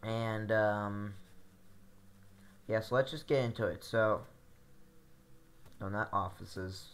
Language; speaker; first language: English; native; English